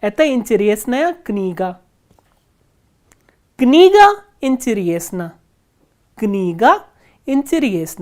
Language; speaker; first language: Russian; non-native, fluent; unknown